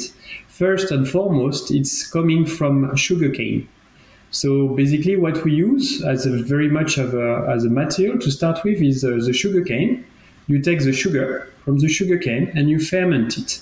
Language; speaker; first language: English; non-native, fluent; French